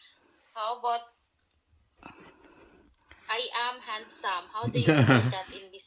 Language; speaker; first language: English; non-native, local second language; Cebuano